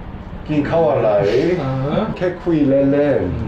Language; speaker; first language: Thai; non-native, learner; Korean